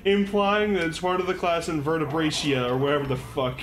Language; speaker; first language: English; native; English